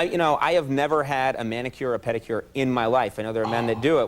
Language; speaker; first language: English; native; English